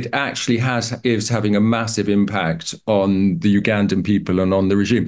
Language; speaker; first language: English; native; English